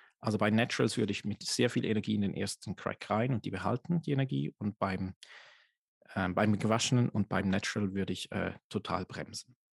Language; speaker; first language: German; native; German